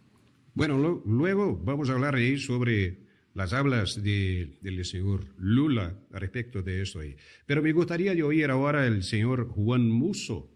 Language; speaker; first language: Spanish; non-native, fluent; Portuguese